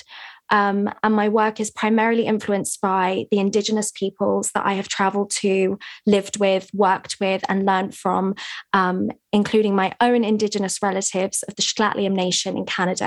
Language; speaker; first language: English; native; English